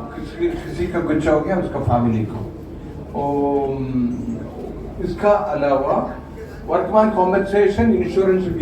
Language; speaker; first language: Hindi; non-native, local second language; Malayalam